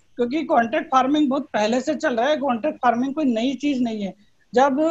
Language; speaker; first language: Hindi; native; Hindi